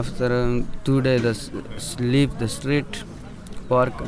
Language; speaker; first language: English; non-native, learner; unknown